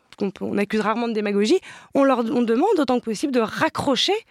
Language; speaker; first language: French; native; French